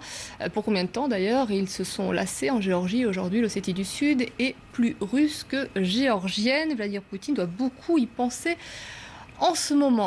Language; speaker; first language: French; native; French